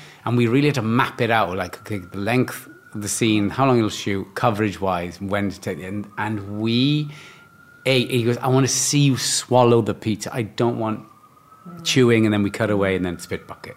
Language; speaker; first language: English; native; English